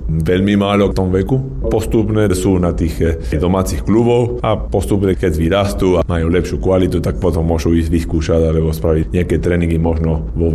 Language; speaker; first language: Slovak; non-native, fluent; Spanish